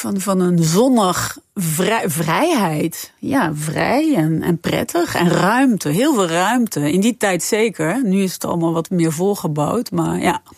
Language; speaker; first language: Dutch; non-native, fluent; French